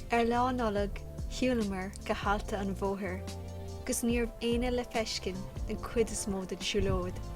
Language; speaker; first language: Irish; non-native, local second language; English